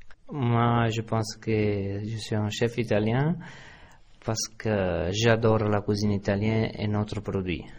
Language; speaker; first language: French; non-native, fluent; Italian